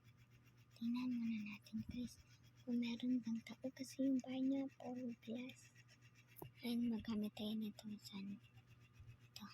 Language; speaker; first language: Filipino; non-native, local second language; Cebuano